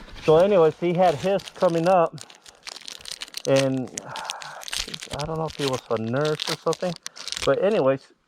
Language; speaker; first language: English; native; English